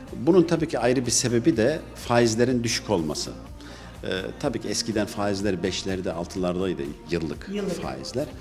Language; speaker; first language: Turkish; early bilingual, heritage; Turkish